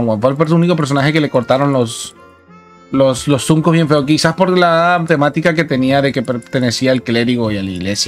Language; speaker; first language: Spanish; native; Spanish